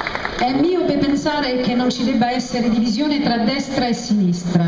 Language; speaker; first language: Italian; native; Italian